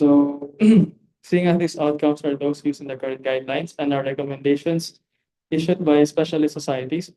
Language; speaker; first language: English; non-native, local second language; Filipino